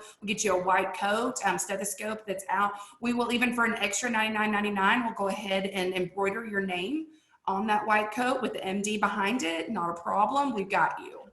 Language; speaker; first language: English; native; English